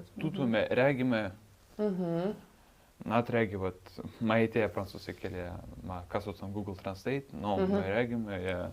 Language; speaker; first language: Estonian; non-native, local second language; Russian